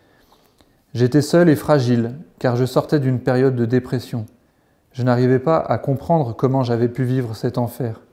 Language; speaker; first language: French; native; French